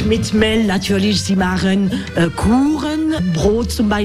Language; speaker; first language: German; non-native, learner; French